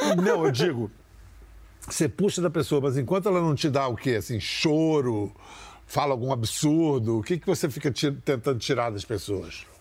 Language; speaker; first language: Portuguese; native; Portuguese